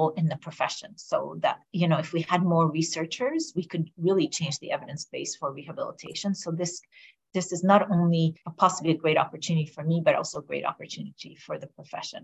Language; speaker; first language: English; non-native, fluent; Arabic